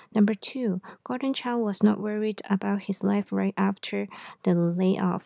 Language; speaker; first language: English; non-native, local second language; Cantonese